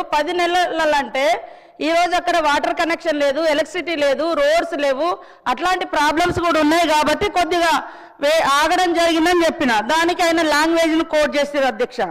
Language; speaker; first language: Telugu; native; Telugu